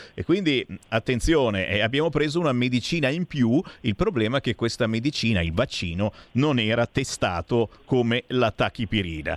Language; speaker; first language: Italian; native; Italian